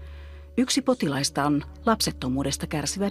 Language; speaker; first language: Finnish; native; Finnish